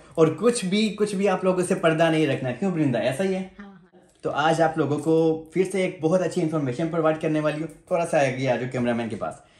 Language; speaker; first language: Urdu; non-native, local second language; Punjabi